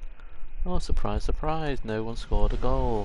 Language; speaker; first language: English; native; English